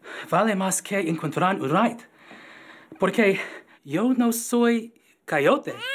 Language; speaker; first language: Spanish; non-native, learner; English